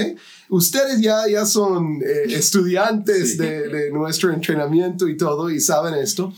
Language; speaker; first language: Spanish; non-native, fluent; English